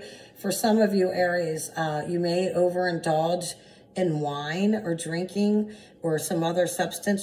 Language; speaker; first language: English; native; English